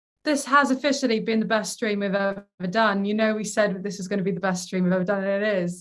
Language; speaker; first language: English; native; English